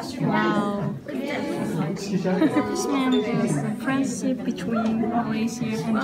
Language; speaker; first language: English; non-native, local second language; Malay